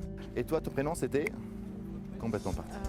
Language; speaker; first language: French; native; French